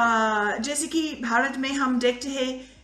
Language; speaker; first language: Hindi; non-native, fluent; English